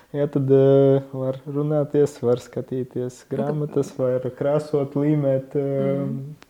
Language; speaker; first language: Latvian; non-native, local second language; Russian